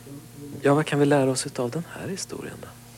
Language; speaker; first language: Swedish; native; Swedish